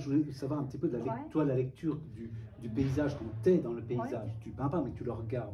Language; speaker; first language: French; native; French